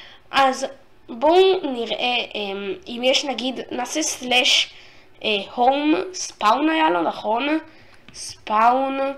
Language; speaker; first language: Hebrew; native; Hebrew